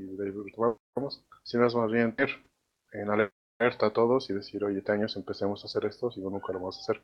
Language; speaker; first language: Spanish; native; Spanish